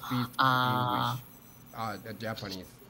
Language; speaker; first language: English; non-native, learner; Japanese